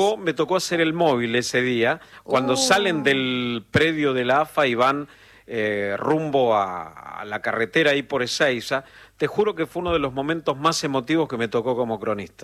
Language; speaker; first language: Spanish; native; Spanish